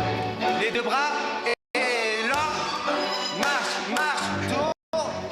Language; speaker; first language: French; native; French